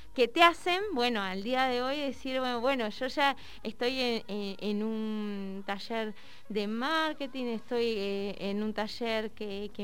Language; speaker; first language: Spanish; native; Spanish